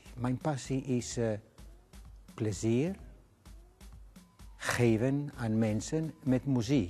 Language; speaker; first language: Dutch; non-native, fluent; Spanish